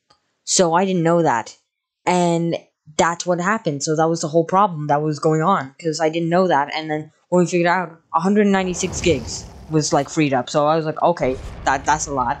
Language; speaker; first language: English; native; English